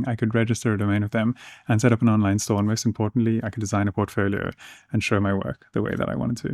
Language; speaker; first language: English; native; English